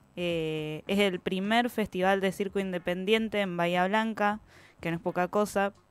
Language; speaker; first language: Spanish; native; Spanish